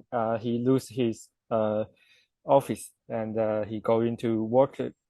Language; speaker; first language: English; non-native, learner; Chinese